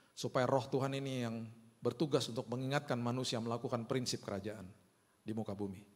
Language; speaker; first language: Indonesian; early bilingual, other home language; Hindi